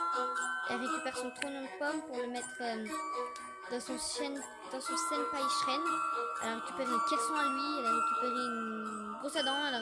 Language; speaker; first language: French; native; French